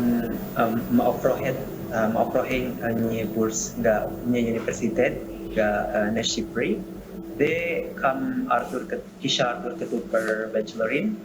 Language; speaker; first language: Albanian; non-native, learner; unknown